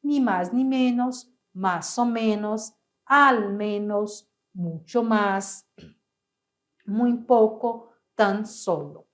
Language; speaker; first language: Spanish; non-native, fluent; Portuguese